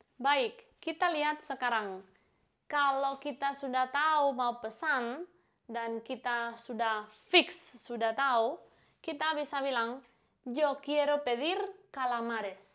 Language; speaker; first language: Indonesian; non-native, fluent; Spanish